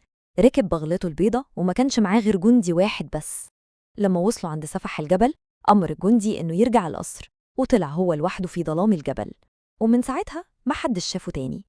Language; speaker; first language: Arabic; native; Arabic